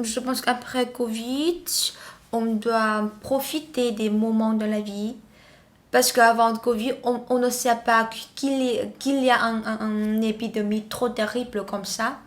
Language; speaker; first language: French; non-native, learner; Vietnamese